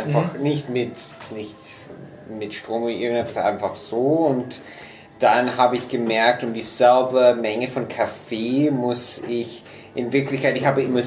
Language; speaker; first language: German; non-native, fluent; English